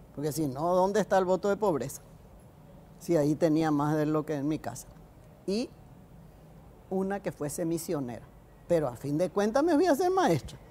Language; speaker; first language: Spanish; native; Spanish